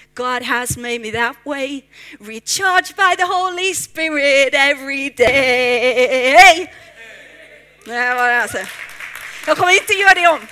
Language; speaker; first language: Swedish; non-native, fluent; English